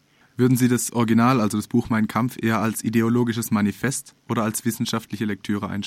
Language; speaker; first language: German; native; German